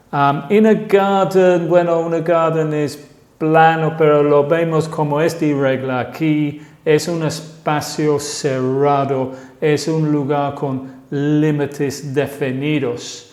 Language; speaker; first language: Spanish; non-native, fluent; English